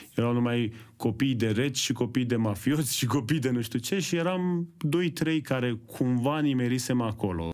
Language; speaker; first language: Romanian; early bilingual, other home language; Persian